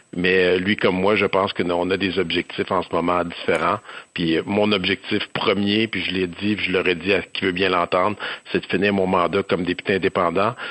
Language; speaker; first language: French; native; French